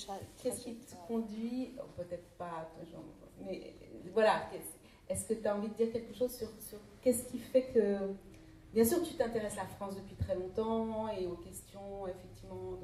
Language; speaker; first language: French; native; French